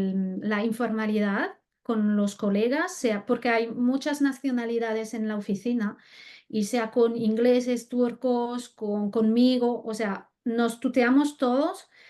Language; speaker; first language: Spanish; non-native, fluent; French